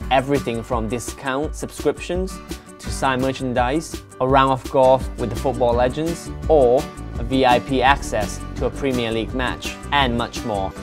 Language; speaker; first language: English; non-native, fluent; Thai